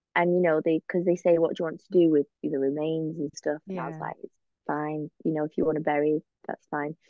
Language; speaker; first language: English; native; English